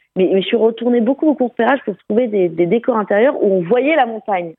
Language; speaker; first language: French; native; French